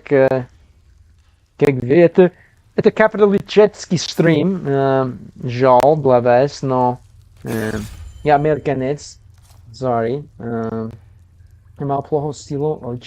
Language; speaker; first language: Russian; non-native, learner; English